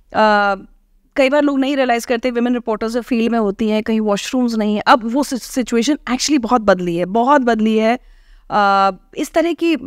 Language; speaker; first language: Hindi; native; Hindi